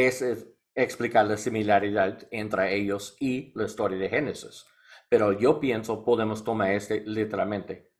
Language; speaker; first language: Spanish; non-native, learner; English